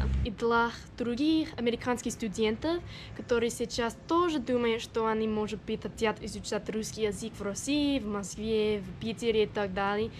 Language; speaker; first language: Russian; non-native, learner; English